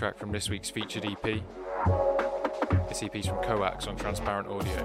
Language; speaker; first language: English; native; English